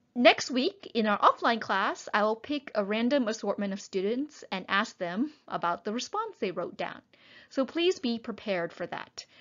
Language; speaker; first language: English; native; English